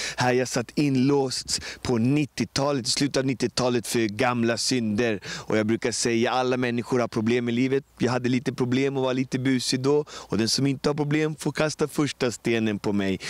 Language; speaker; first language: Swedish; native; Swedish